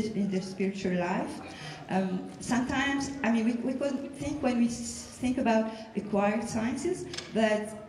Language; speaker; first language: English; non-native, fluent; French